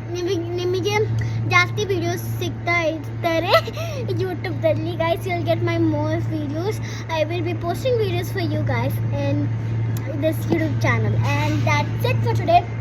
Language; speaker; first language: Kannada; early bilingual, heritage; Kannada